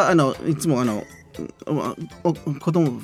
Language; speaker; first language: Japanese; non-native, learner; English